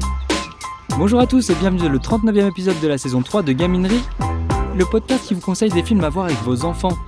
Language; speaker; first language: French; native; French